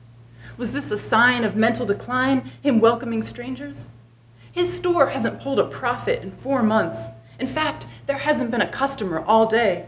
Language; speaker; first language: English; native; English